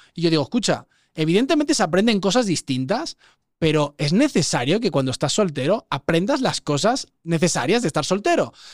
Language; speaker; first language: Spanish; native; Spanish